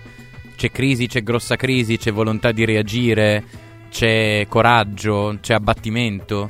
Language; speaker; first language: Italian; native; Italian